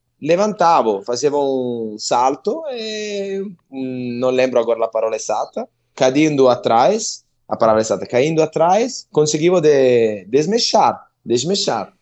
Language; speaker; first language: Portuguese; non-native, learner; Italian